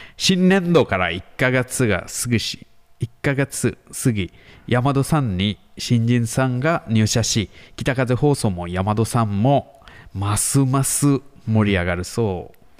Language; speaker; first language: Japanese; non-native, learner; Bangla